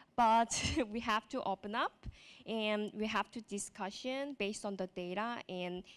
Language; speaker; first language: English; non-native, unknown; Korean